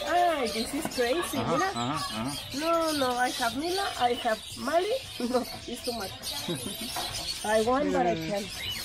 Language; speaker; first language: English; non-native, learner; Spanish